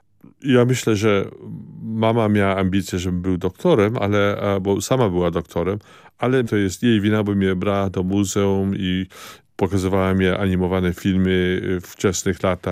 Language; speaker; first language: Polish; early bilingual, heritage; Polish